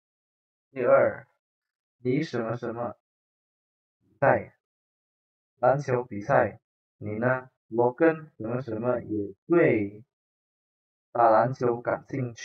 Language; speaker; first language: Chinese; non-native, fluent; Indonesian